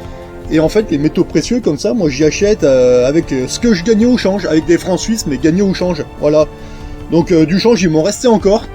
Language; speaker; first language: French; native; French